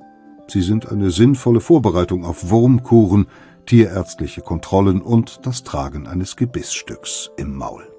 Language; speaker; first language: German; native; German